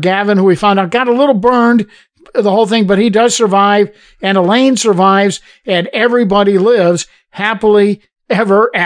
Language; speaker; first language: English; native; English